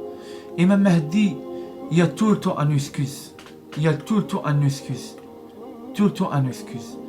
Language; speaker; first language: French; non-native, learner; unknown